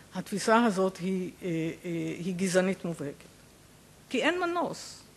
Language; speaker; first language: Hebrew; native; Hebrew